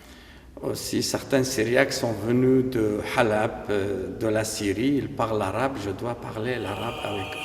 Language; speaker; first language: French; non-native, fluent; Aramaic